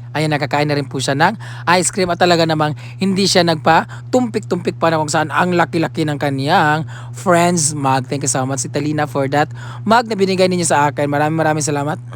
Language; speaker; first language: Filipino; non-native, local second language; Cebuano